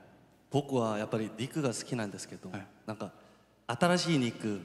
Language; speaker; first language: Japanese; non-native, fluent; Korean